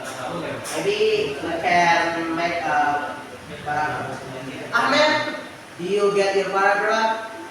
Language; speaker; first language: English; non-native, learner; Indonesian